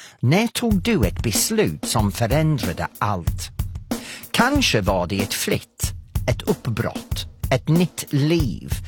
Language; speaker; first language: Swedish; non-native, fluent; English